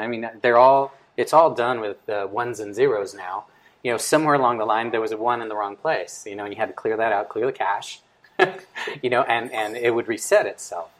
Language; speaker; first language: English; early bilingual, other home language; Spanish